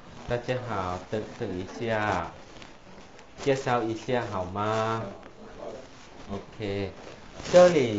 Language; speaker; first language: Chinese; non-native, learner; Thai